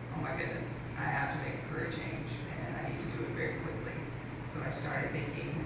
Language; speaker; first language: English; native; English